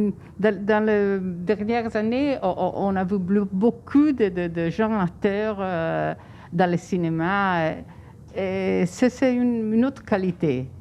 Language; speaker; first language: French; non-native, fluent; Italian